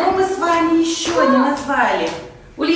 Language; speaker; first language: Russian; native; Russian